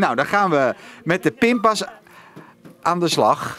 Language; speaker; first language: Dutch; native; Dutch